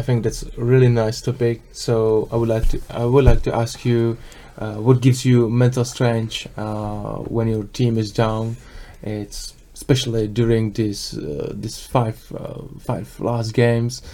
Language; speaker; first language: English; non-native, learner; Czech